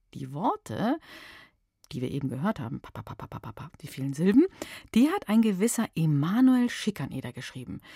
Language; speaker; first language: German; native; German